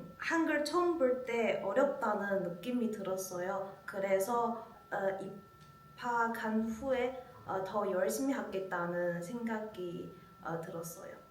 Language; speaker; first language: Korean; non-native, learner; Chinese